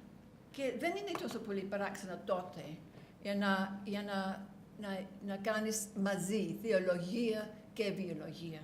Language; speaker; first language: Greek; non-native, learner; English